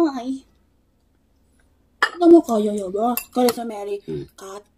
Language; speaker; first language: Korean; non-native, learner; Filipino